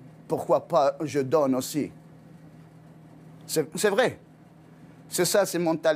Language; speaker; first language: French; non-native, local second language; Arabic